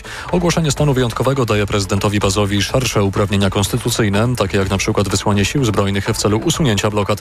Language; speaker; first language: Polish; native; Polish